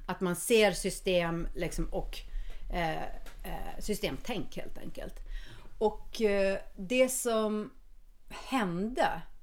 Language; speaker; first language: Swedish; early bilingual, heritage; Swedish